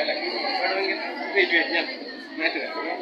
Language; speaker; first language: Malayalam; native; Malayalam